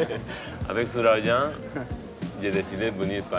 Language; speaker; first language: French; non-native, fluent; Japanese